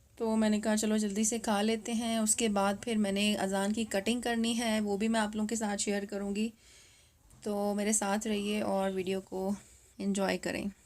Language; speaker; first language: Urdu; native; Urdu